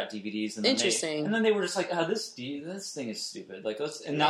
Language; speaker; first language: English; native; English